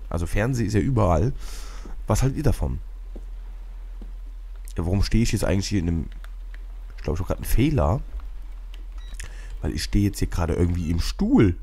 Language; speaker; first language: German; native; German